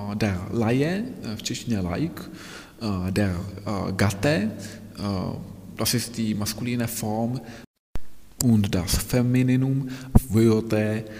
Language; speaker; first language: German; non-native, fluent; Czech